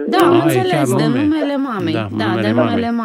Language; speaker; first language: Romanian; native; Romanian